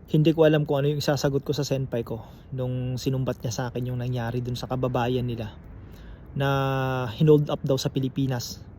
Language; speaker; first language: Filipino; native; Filipino